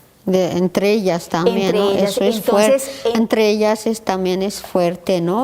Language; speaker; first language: Spanish; non-native, learner; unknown